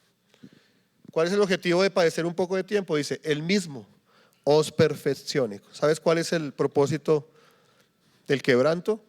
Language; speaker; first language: Spanish; native; Spanish